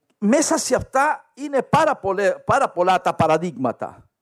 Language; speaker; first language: Greek; non-native, learner; Spanish